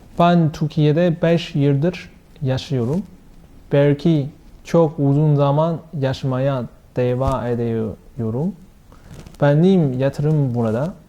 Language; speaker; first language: Turkish; non-native, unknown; Chinese